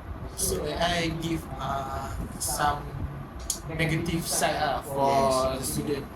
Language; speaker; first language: English; non-native, learner; Malay